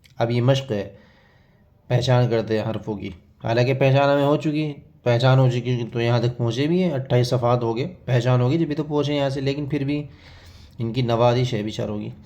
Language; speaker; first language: Urdu; native; Urdu